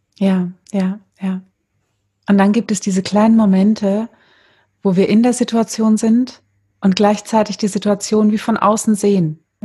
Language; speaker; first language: German; native; German